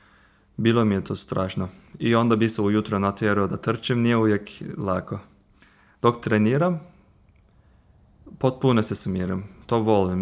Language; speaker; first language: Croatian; non-native, fluent; Turkish